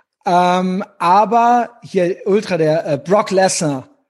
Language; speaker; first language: German; native; German